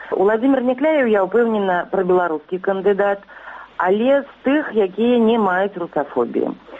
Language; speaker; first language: Belarusian; non-native, local second language; Russian